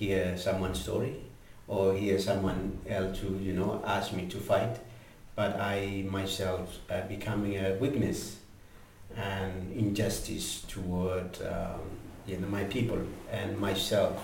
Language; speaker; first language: English; non-native, learner; Indonesian